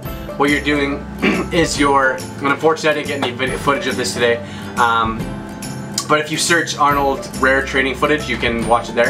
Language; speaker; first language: English; native; English